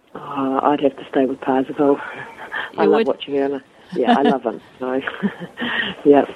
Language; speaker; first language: English; native; English